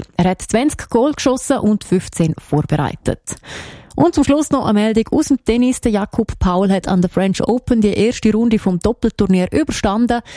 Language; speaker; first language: German; native; German